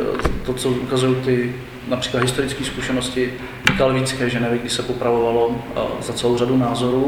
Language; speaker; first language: Czech; native; Czech